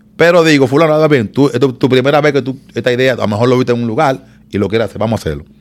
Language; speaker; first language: Spanish; native; Spanish